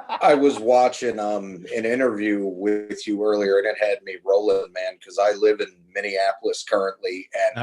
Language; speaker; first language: English; native; English